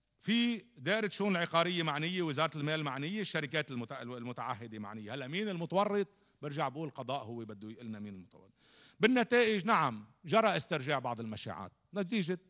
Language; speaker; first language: Arabic; native; Arabic